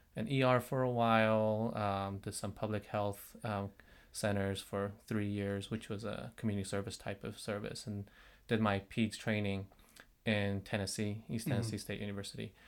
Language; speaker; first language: English; non-native, fluent; Korean